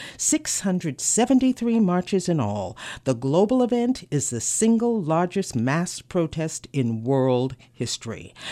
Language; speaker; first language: English; native; English